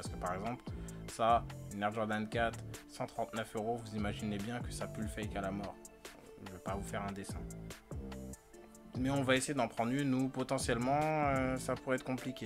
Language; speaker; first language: French; native; French